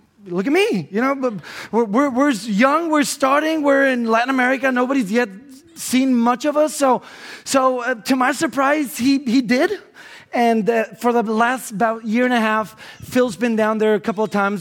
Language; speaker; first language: English; non-native, fluent; Spanish